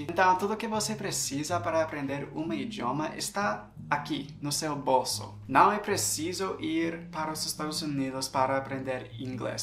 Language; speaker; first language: Portuguese; non-native, fluent; English